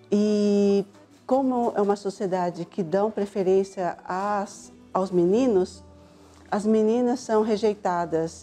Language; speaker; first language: Portuguese; early bilingual, other home language; Cantonese